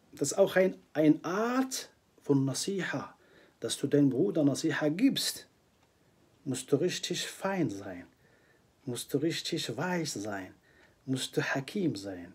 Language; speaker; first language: German; non-native, fluent; Arabic